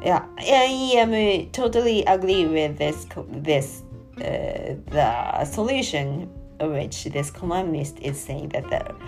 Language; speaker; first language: English; non-native, learner; Japanese